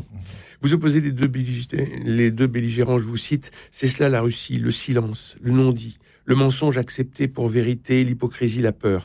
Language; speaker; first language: French; native; French